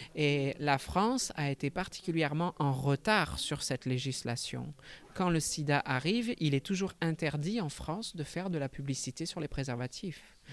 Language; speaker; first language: French; native; French